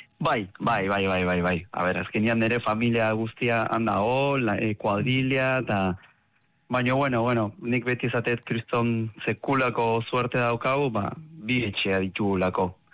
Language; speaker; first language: Basque; early bilingual, heritage; Spanish